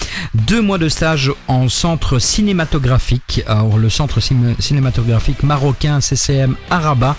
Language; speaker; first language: French; native; French